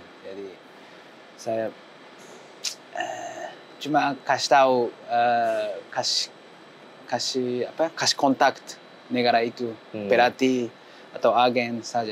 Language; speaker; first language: Indonesian; non-native, learner; Japanese